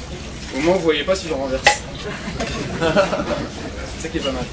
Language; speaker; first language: French; non-native, fluent; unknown